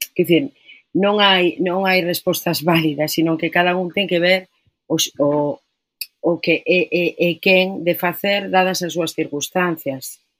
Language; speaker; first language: Galician; non-native, local second language; Spanish